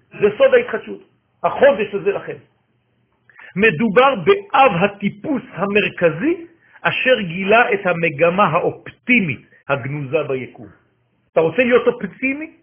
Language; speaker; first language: Hebrew; non-native, fluent; French